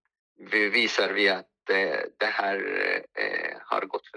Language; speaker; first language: Swedish; non-native, fluent; Arabic